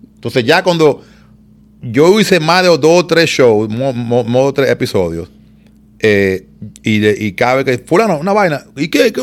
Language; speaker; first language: Spanish; native; Spanish